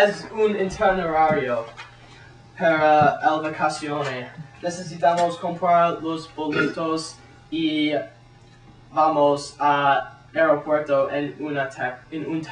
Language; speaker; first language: Spanish; non-native, learner; English